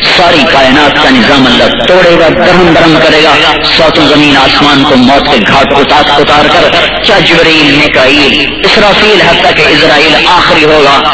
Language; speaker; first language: Urdu; non-native, local second language; Punjabi